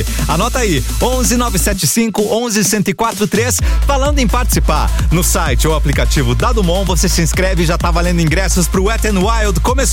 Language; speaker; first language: Portuguese; native; Portuguese